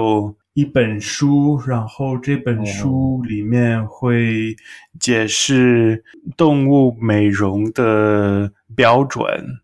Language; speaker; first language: Chinese; non-native, learner; English